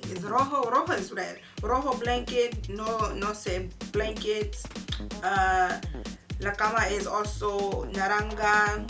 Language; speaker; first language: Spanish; non-native, learner; English